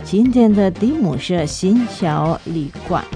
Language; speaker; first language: Chinese; non-native, fluent; Indonesian